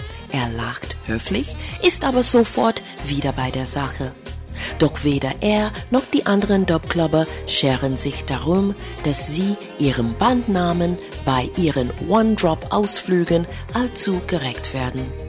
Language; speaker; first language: German; non-native, fluent; English